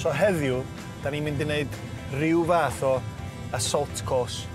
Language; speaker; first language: Welsh; native; Welsh